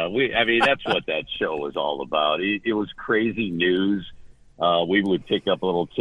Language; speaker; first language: English; native; English